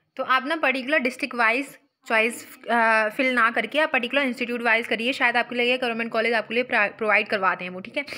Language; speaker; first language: Hindi; native; Hindi